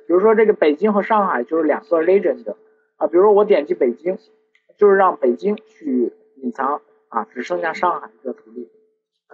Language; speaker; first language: Chinese; native; Chinese